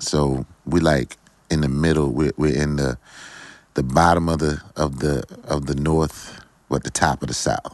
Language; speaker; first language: English; native; English